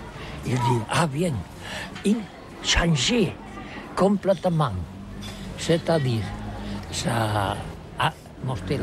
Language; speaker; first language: French; non-native, learner; Catalan